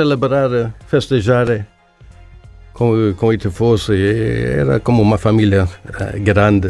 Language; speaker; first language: Italian; non-native, learner; Swedish